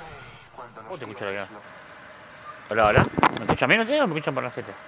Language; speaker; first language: Spanish; native; Spanish